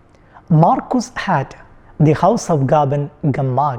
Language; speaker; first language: German; non-native, fluent; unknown